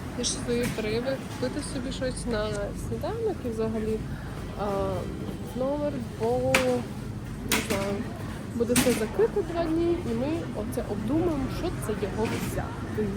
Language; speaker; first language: Ukrainian; native; Ukrainian